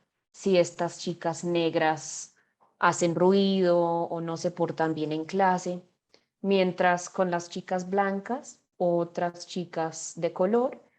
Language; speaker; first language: Spanish; non-native, fluent; English